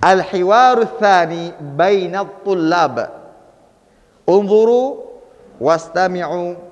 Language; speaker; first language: Arabic; non-native, fluent; Indonesian